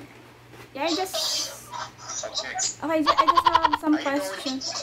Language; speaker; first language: English; non-native, local second language; Filipino